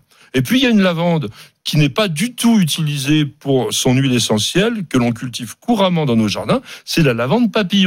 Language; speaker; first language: French; native; French